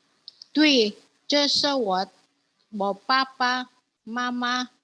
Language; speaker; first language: Chinese; non-native, learner; Indonesian